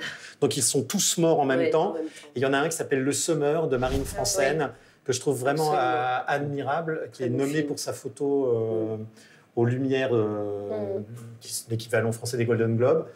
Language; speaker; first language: French; native; French